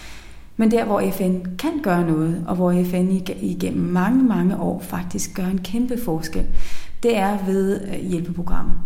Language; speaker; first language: Danish; native; Danish